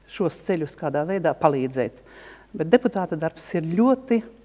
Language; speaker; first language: Latvian; native; Latvian